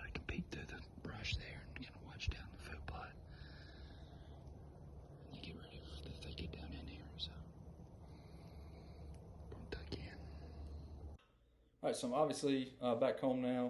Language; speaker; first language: English; native; English